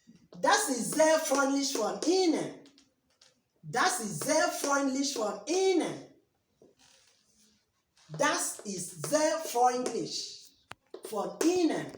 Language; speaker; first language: German; non-native, learner; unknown